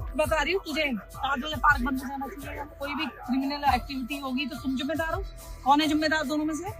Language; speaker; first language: Hindi; native; Hindi